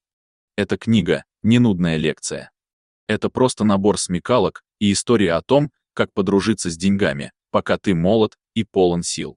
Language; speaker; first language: Russian; native; Russian